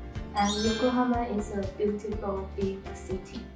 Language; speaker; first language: English; non-native, learner; Chinese